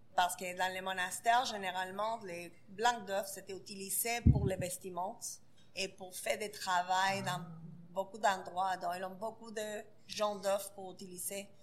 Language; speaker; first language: French; non-native, fluent; Spanish